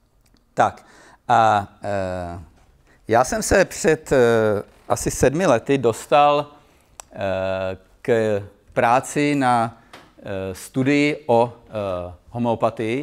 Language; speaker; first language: Czech; native; Czech